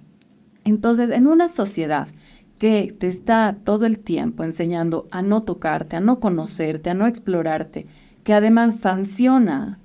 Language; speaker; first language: Spanish; native; Spanish